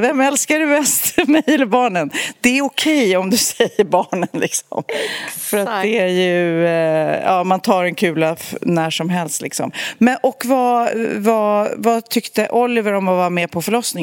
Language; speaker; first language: Swedish; native; Swedish